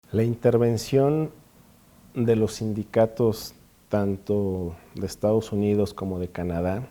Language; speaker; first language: Spanish; native; Spanish